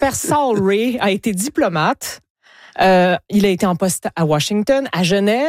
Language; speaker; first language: French; native; French